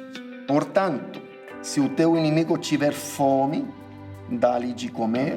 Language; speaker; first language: Portuguese; non-native, fluent; English